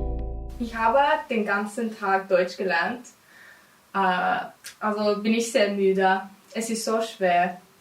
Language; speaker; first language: German; non-native, learner; English